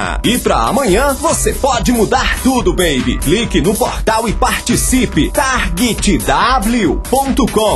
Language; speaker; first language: Portuguese; native; Portuguese